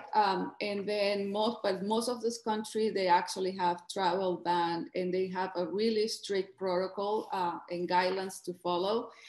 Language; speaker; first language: English; non-native, fluent; Spanish